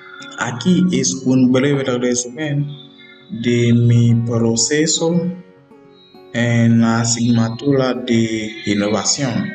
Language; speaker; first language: Spanish; non-native, learner; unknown